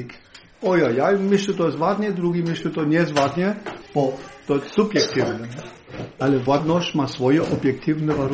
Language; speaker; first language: Polish; non-native, learner; German